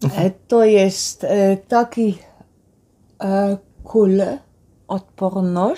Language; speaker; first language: Polish; non-native, learner; Dutch